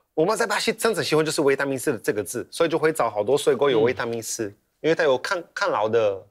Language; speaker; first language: Chinese; non-native, fluent; Portuguese